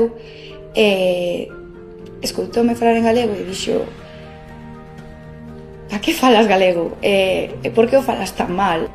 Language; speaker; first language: Galician; non-native, local second language; Spanish